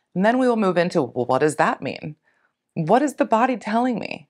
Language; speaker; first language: English; native; English